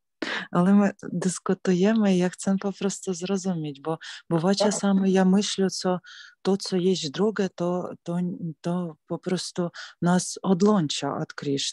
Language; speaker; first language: Polish; non-native, learner; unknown